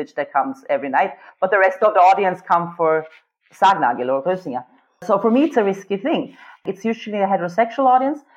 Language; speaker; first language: English; non-native, fluent; Swedish